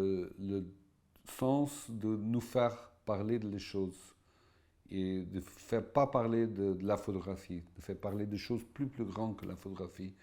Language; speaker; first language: French; non-native, fluent; Portuguese